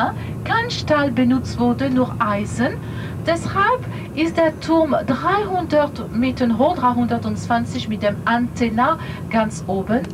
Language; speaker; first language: German; non-native, fluent; French